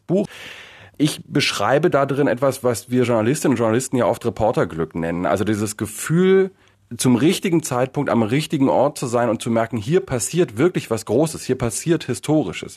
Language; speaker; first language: German; native; German